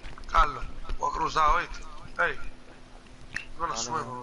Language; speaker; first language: Spanish; early bilingual, heritage; Spanish